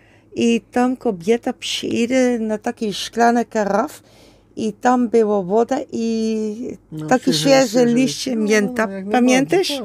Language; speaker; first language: Polish; non-native, learner; Dutch